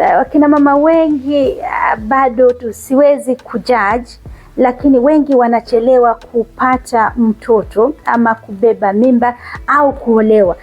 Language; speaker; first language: Swahili; non-native, local second language; Kikuyu